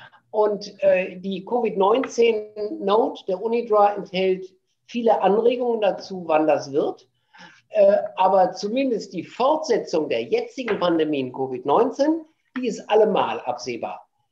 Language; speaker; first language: German; native; German